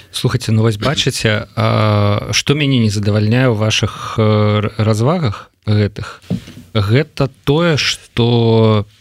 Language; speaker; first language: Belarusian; non-native, local second language; Russian